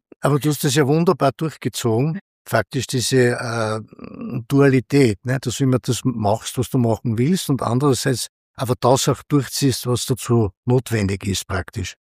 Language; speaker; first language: German; native; German